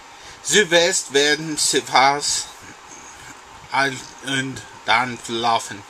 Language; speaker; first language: German; non-native, learner; English